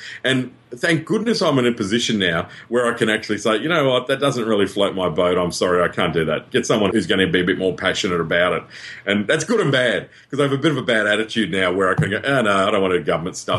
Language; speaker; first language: English; native; English